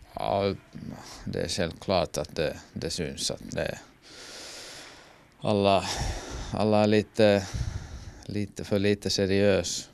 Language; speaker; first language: Swedish; non-native, fluent; Finnish